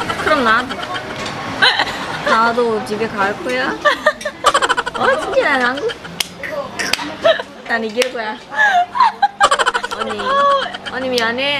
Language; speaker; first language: Korean; non-native, learner; Filipino